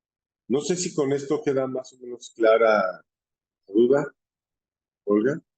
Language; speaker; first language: Spanish; native; Spanish